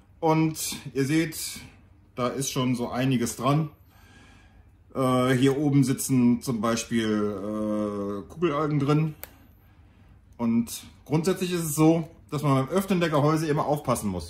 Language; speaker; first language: German; native; German